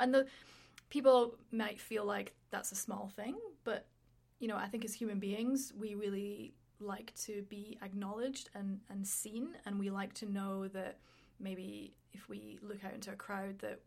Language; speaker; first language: English; native; English